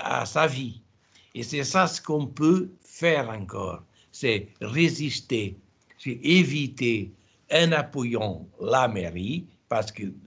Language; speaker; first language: French; non-native, fluent; Portuguese